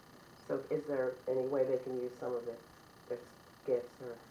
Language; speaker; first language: English; native; English